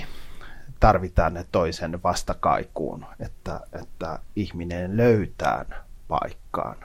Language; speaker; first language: Finnish; non-native, fluent; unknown